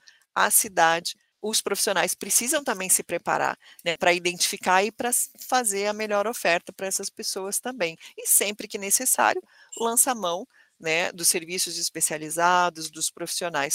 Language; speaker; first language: Portuguese; native; Portuguese